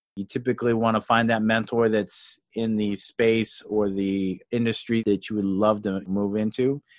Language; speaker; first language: English; native; English